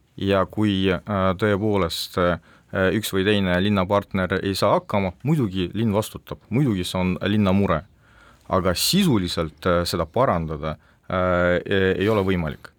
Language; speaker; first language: Estonian; non-native, local second language; Russian